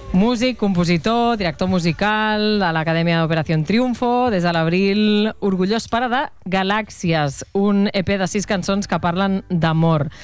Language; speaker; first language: Catalan; native; Catalan